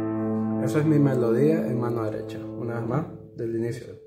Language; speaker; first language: Spanish; native; Spanish